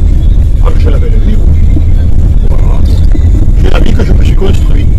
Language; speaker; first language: French; native; French